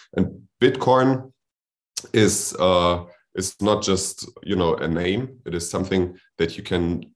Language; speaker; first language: English; non-native, fluent; German